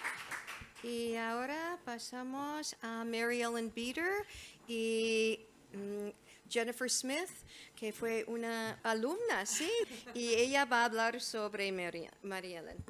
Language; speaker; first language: Spanish; non-native, fluent; English